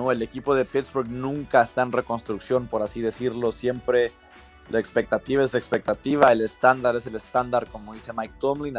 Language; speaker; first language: Spanish; native; Spanish